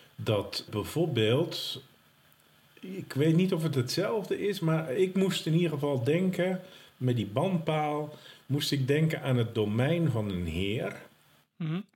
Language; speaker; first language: Dutch; native; Dutch